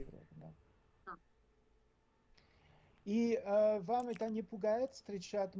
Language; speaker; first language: Russian; non-native, learner; French